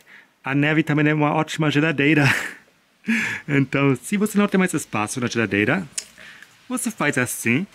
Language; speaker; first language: Portuguese; non-native, fluent; German